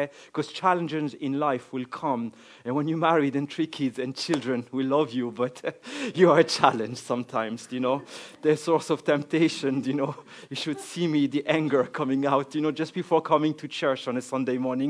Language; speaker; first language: English; non-native, fluent; French